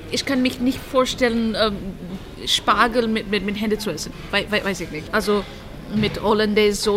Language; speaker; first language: German; non-native, learner; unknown